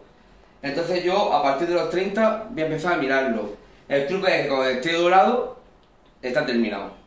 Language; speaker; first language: Spanish; native; Spanish